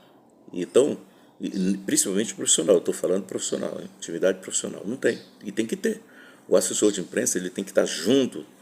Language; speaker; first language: Portuguese; native; Portuguese